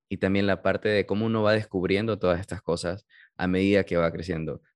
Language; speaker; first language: Spanish; early bilingual, heritage; Spanish